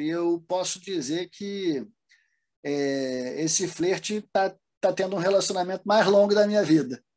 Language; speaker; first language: Portuguese; early bilingual, other home language; German